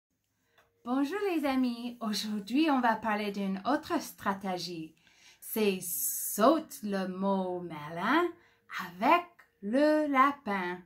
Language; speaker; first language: French; non-native, fluent; English